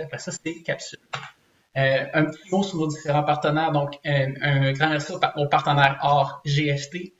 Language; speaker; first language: French; native; French